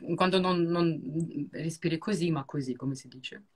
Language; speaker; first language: Italian; non-native, fluent; Russian